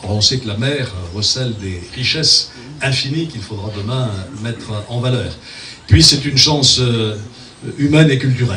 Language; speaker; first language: French; native; French